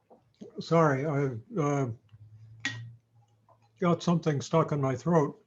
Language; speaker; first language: English; native; English